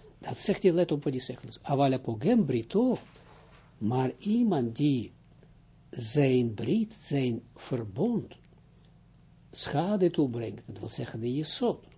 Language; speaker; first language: Dutch; non-native, fluent; Hebrew